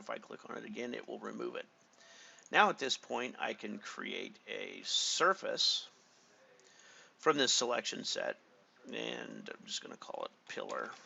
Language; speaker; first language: English; native; English